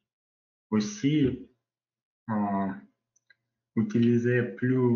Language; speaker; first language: French; non-native, learner; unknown